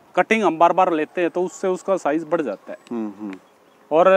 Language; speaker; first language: Hindi; native; Hindi